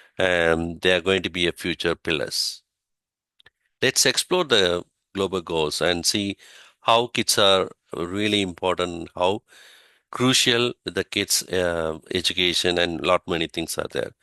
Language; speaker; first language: English; non-native, local second language; Tamil